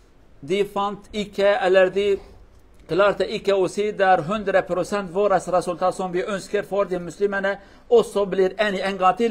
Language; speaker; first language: Norwegian; non-native, fluent; Kurdish